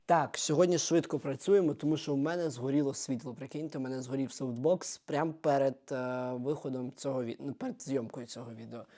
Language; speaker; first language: Ukrainian; native; Ukrainian